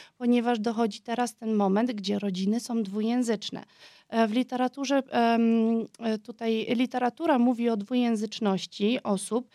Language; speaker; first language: Polish; early bilingual, heritage; Polish